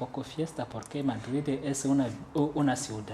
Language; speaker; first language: Spanish; non-native, learner; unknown